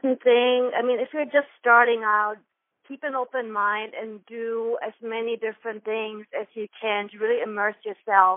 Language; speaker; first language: English; non-native, fluent; German